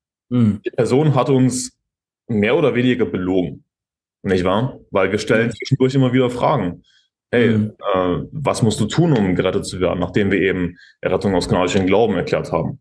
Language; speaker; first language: German; native; German